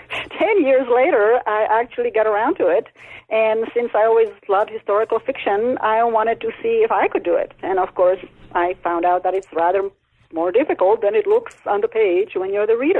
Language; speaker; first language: English; non-native, fluent; Czech